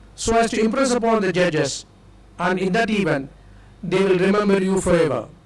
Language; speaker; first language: English; non-native, local second language; Tamil